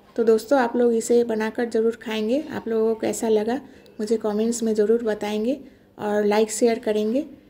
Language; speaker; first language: Hindi; non-native, local second language; Bangla